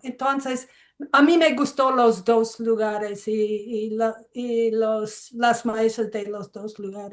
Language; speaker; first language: Spanish; non-native, fluent; English